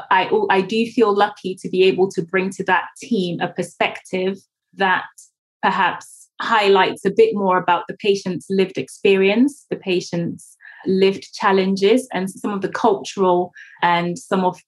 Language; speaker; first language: English; non-native, local second language; Akan